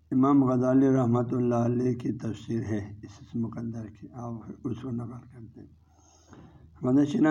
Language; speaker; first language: Urdu; non-native, local second language; Balti